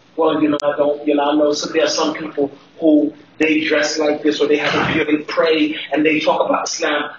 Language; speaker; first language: English; native; English